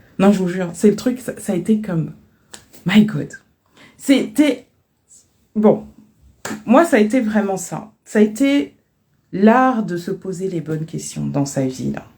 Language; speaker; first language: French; native; French